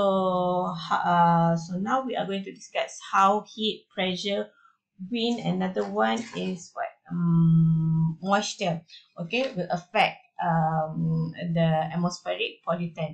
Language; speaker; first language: English; non-native, local second language; Malay